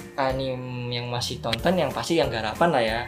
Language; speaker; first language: Indonesian; native; Indonesian